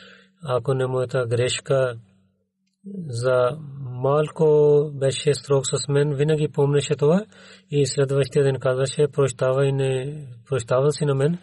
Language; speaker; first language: Bulgarian; non-native, learner; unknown